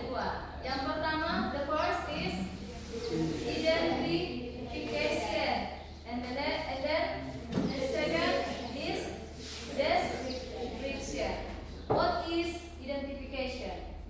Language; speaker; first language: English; non-native, learner; Indonesian